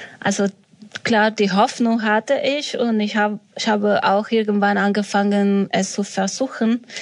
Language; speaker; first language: German; non-native, fluent; Spanish